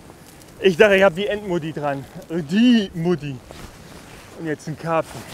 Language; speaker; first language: German; native; German